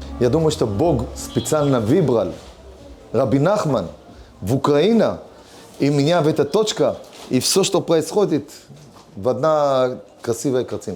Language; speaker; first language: Russian; early bilingual, heritage; Hebrew